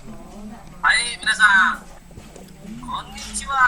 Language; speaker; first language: Japanese; non-native, learner; Indonesian